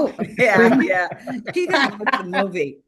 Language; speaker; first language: English; native; English